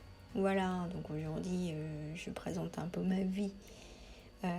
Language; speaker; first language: French; non-native, fluent; Japanese